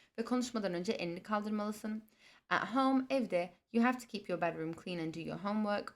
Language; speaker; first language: English; non-native, fluent; Turkish